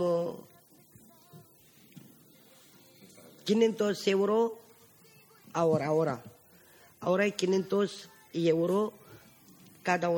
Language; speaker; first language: Spanish; non-native, learner; Romany